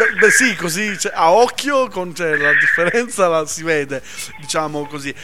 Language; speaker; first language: Italian; native; Italian